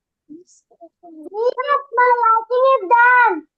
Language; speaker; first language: English; non-native, learner; Bangla